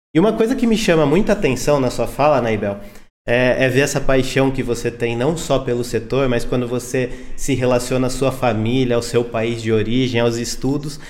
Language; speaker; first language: Portuguese; native; Portuguese